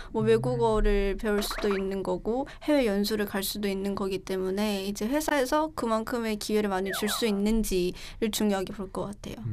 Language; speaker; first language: Korean; non-native, fluent; Chinese